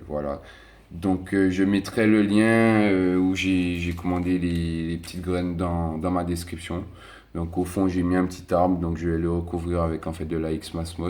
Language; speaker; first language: French; native; French